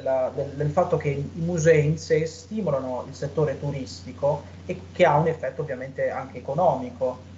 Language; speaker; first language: Italian; native; Italian